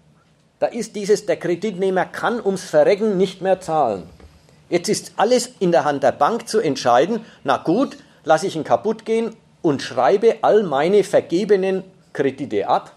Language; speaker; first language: German; native; German